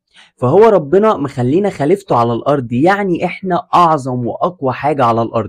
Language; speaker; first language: Arabic; native; Arabic